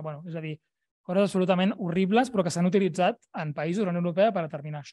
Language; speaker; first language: Catalan; native; Catalan